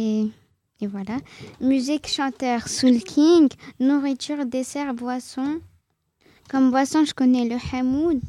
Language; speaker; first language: French; early bilingual, other home language; Arabic